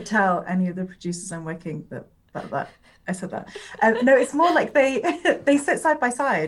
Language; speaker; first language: English; non-native, local second language; Urdu